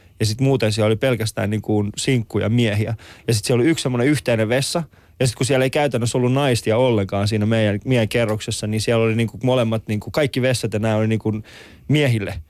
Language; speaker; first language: Finnish; early bilingual, other home language; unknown